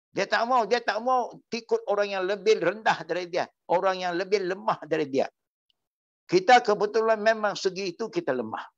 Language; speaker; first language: Malay; non-native, local second language; Chinese